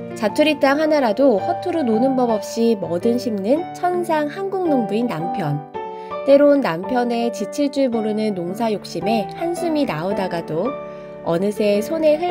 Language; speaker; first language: Korean; native; Korean